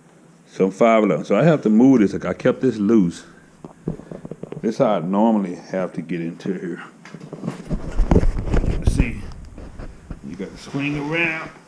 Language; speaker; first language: English; native; English